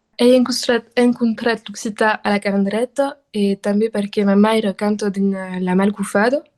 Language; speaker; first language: Occitan; non-native, local second language; French